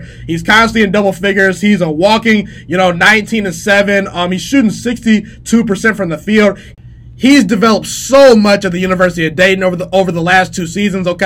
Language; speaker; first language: English; native; English